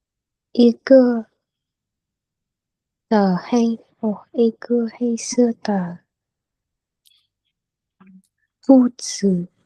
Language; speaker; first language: Chinese; non-native, learner; Vietnamese